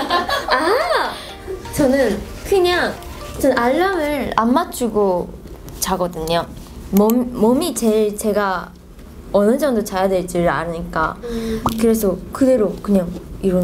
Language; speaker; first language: Korean; non-native, fluent; Japanese